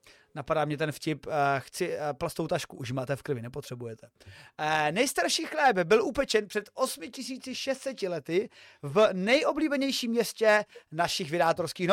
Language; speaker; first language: Czech; native; Czech